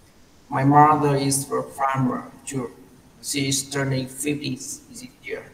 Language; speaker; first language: English; non-native, learner; Vietnamese